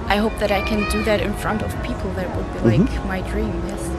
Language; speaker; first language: English; non-native, fluent; German